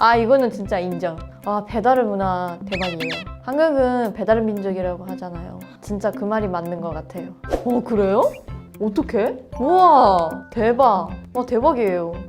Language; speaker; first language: Korean; non-native, fluent; Japanese